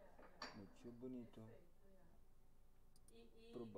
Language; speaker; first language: Portuguese; non-native, learner; Dutch